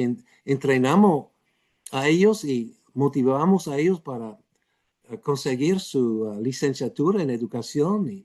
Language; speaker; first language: Spanish; non-native, fluent; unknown